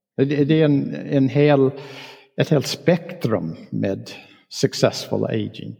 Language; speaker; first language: Swedish; non-native, fluent; English